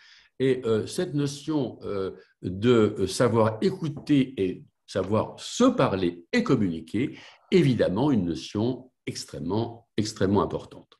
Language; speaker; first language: French; native; French